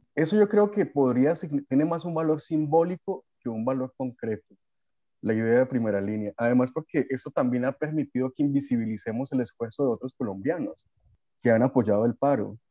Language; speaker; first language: Spanish; native; Spanish